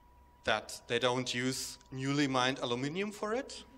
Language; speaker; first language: English; non-native, fluent; German